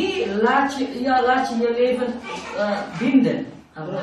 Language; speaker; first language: Dutch; non-native, learner; Indonesian